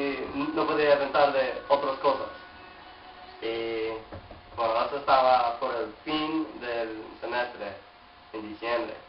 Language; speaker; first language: Spanish; non-native, learner; English